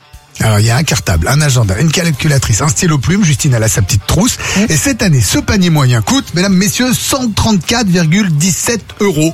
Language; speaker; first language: French; native; French